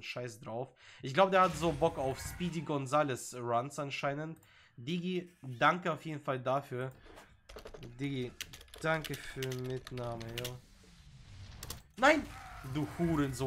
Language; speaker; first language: German; native; German